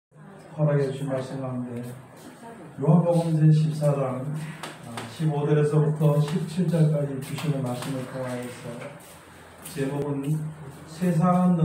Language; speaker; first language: Korean; native; Korean